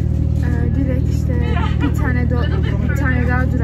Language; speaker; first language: Turkish; early bilingual, heritage; Turkish